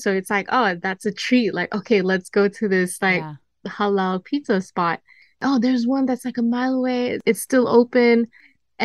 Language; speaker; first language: English; non-native, local second language; Malay